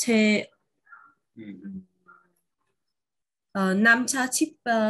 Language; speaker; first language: Korean; non-native, learner; Vietnamese